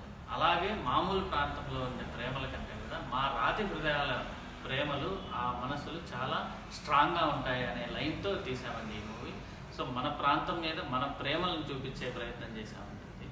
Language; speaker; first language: Telugu; native; Telugu